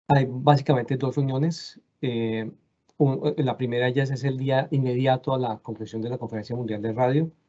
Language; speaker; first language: Spanish; native; Spanish